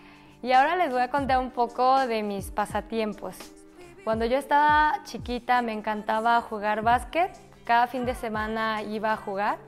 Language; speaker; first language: Spanish; early bilingual, other home language; Korean